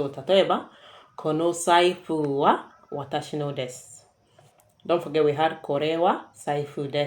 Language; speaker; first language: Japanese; non-native, fluent; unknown